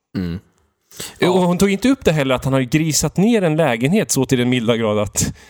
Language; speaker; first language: Swedish; native; Swedish